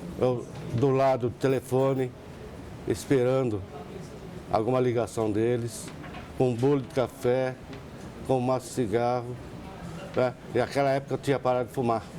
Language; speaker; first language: Portuguese; early bilingual, other home language; Japanese